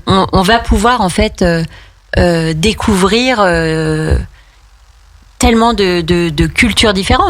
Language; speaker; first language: French; native; French